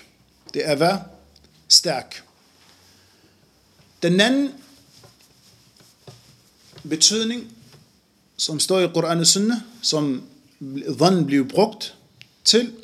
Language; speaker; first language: Danish; non-native, fluent; Arabic